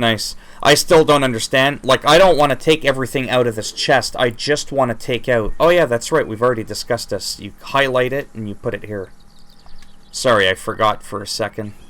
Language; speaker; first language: English; native; English